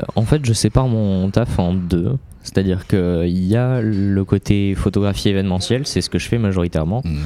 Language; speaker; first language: French; native; French